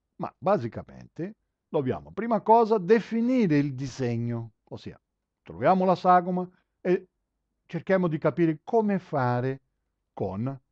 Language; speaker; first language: Italian; early bilingual, heritage; Italian